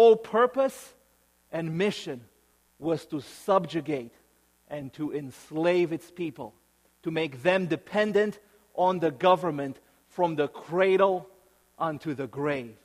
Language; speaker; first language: English; early bilingual, other home language; Romanian